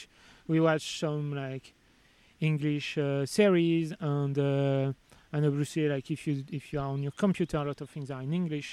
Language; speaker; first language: English; non-native, fluent; French